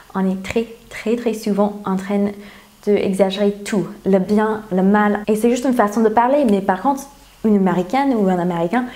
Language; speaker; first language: French; non-native, fluent; English